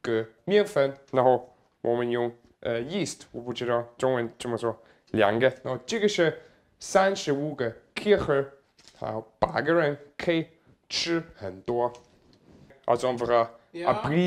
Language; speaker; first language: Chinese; non-native, learner; German